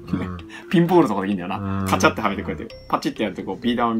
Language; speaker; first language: Japanese; native; Japanese